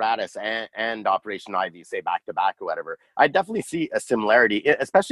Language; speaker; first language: English; native; English